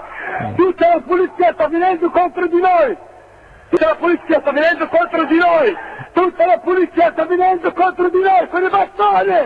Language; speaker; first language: Italian; non-native, learner; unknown